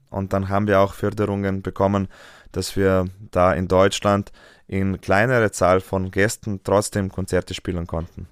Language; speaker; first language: German; non-native, fluent; Slovenian